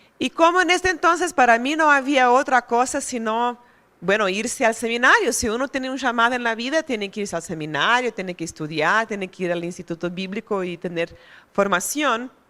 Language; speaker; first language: Spanish; non-native, fluent; Portuguese